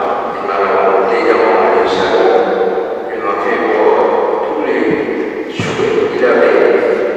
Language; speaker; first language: French; non-native, local second language; Morisyen